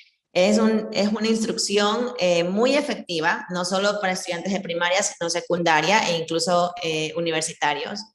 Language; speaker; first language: Spanish; native; Spanish